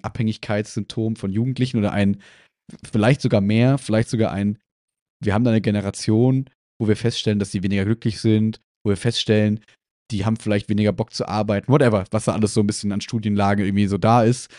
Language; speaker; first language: German; native; German